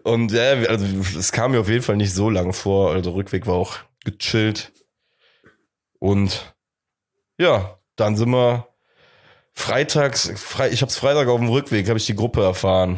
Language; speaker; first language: German; native; German